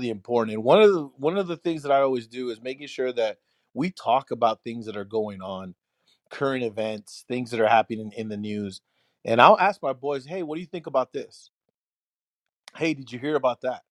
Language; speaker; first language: English; early bilingual, other home language; Spanish